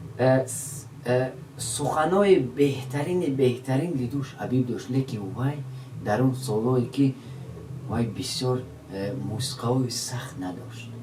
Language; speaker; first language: Tajik; non-native, local second language; Shughni